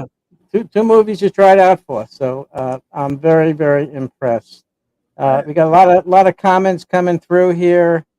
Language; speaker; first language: English; native; English